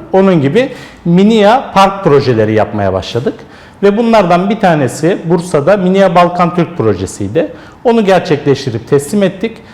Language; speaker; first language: Turkish; native; Turkish